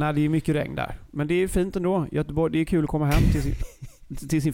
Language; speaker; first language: Swedish; native; Swedish